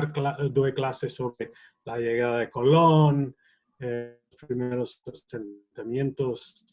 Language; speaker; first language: Spanish; non-native, fluent; English